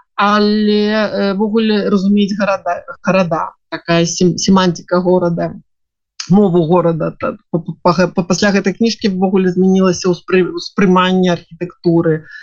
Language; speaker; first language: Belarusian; non-native, local second language; Russian